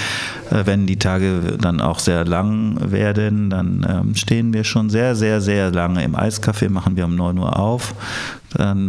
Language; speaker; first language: German; early bilingual, other home language; Italian